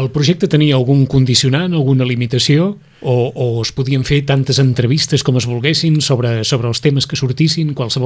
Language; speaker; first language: Catalan; native; Catalan